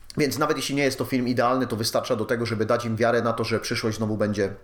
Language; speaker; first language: Polish; native; Polish